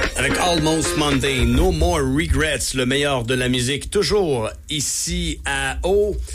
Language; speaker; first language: French; native; French